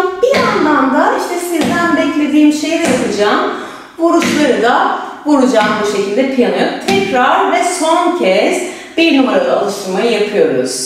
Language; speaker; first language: Turkish; native; Turkish